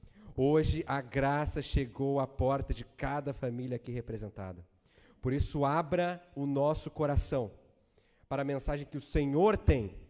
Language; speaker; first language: Portuguese; native; Portuguese